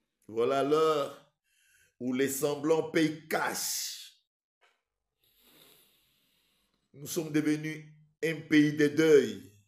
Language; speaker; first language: French; non-native, local second language; Lingala